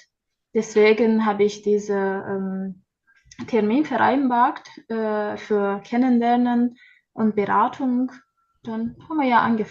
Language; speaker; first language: German; non-native, learner; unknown